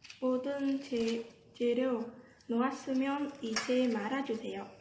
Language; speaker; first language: Korean; non-native, learner; Vietnamese